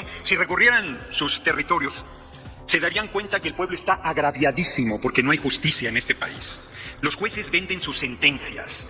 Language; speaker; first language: Spanish; native; Spanish